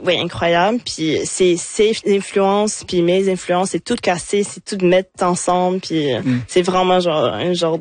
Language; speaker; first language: French; non-native, local second language; English